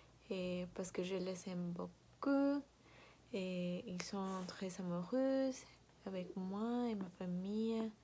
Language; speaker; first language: French; non-native, learner; Spanish